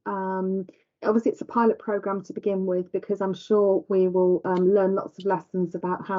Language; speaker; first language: English; native; English